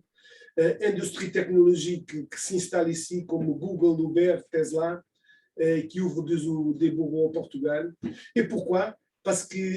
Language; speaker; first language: French; non-native, fluent; Portuguese